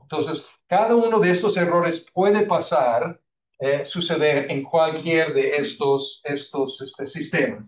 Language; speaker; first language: Spanish; non-native, fluent; English